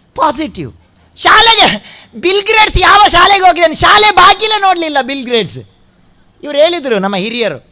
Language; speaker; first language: Kannada; non-native, local second language; Tulu